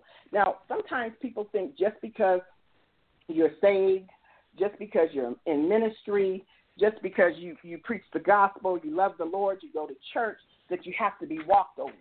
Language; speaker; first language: English; native; English